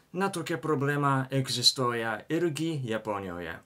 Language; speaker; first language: Lithuanian; non-native, learner; Japanese